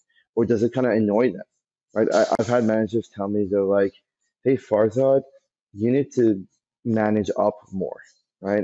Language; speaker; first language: English; early bilingual, other home language; Persian